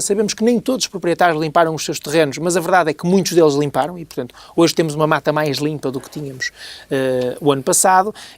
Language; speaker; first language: Portuguese; native; Portuguese